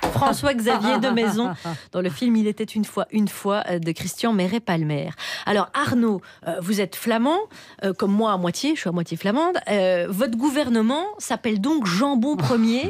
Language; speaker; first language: French; native; French